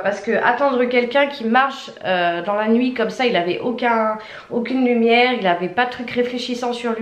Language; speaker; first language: French; native; French